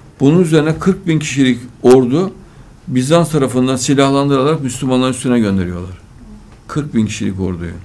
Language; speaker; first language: Turkish; native; Turkish